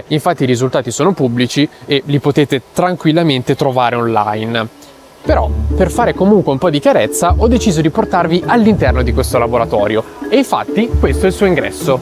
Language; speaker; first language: Italian; native; Italian